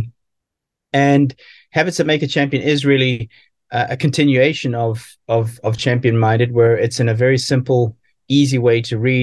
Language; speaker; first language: English; native; English